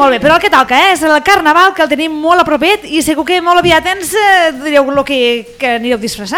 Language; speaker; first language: Catalan; native; Catalan